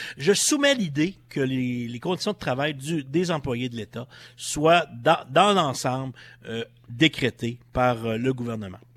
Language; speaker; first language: French; native; French